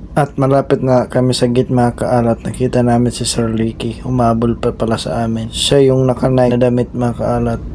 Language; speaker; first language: Filipino; native; Filipino